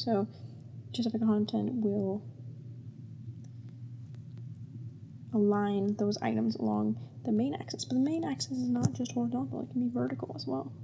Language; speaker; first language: English; native; English